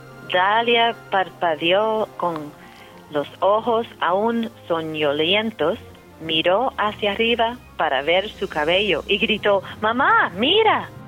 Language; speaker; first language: Spanish; early bilingual, heritage; Spanish